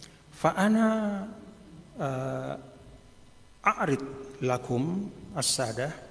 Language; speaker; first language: Arabic; non-native, fluent; Sasak